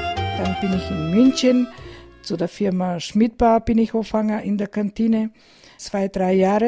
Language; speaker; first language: German; non-native, learner; Macedonian